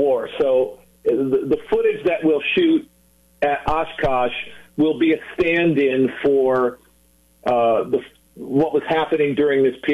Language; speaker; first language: English; native; English